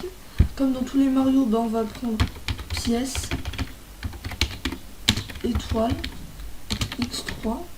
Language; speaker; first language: French; native; French